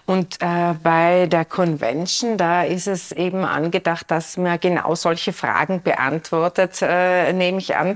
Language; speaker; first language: German; native; German